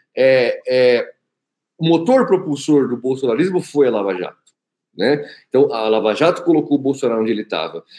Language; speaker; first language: Portuguese; native; Portuguese